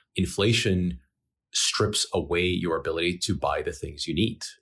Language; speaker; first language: English; early bilingual, other home language; Ukrainian